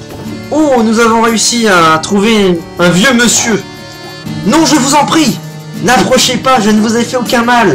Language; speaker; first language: French; native; French